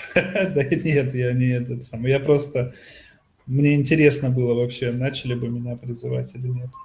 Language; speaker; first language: Russian; native; Russian